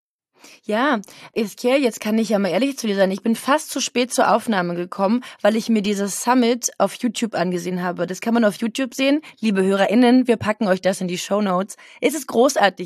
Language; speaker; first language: German; native; German